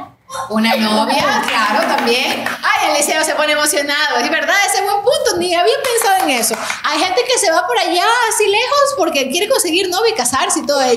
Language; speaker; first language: Spanish; native; Spanish